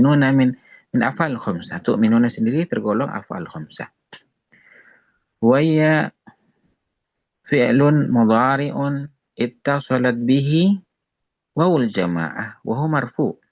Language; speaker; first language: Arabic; non-native, fluent; Indonesian